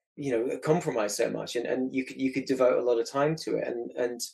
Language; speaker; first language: English; native; English